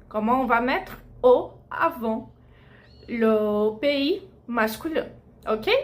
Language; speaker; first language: French; non-native, fluent; Portuguese